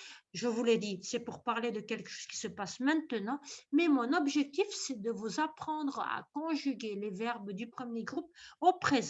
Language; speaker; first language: French; non-native, local second language; Arabic